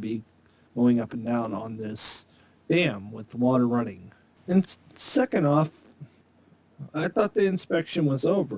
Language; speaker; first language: English; native; English